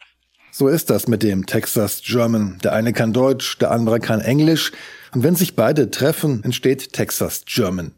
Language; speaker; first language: German; native; German